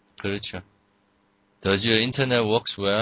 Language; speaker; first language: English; non-native, fluent; Korean